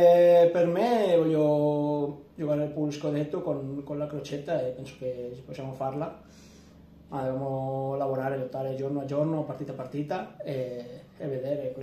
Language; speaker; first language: Italian; non-native, learner; Spanish